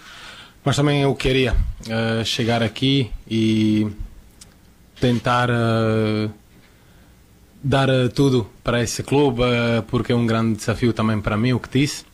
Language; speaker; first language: Portuguese; non-native, fluent; Croatian